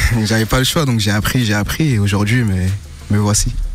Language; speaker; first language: French; non-native, fluent; English